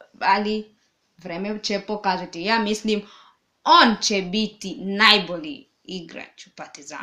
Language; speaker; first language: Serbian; non-native, learner; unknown